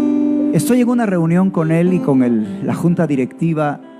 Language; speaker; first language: Spanish; native; Spanish